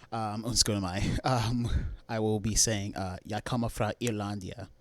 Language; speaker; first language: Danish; non-native, learner; English